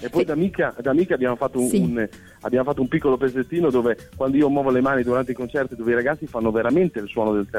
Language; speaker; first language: Italian; native; Italian